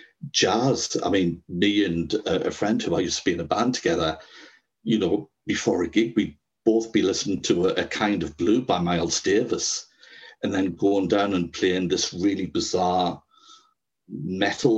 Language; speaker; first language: English; native; English